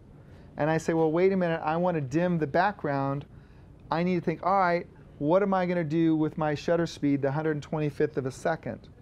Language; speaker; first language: English; native; English